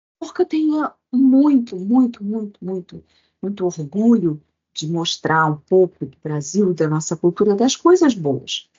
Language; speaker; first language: Portuguese; native; Portuguese